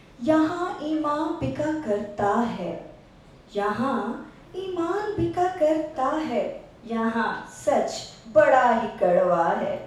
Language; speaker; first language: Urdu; non-native, local second language; Saraiki